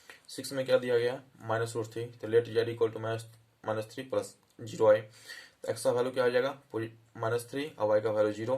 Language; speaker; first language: Hindi; native; Hindi